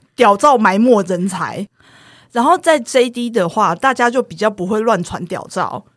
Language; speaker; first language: Chinese; native; Chinese